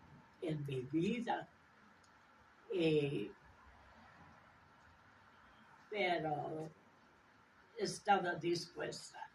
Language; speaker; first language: Spanish; non-native, fluent; English